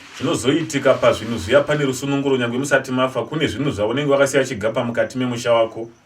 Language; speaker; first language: Shona; non-native, local second language; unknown